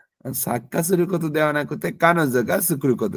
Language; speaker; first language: Japanese; non-native, fluent; Bangla